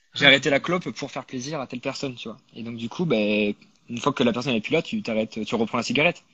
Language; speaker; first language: French; native; French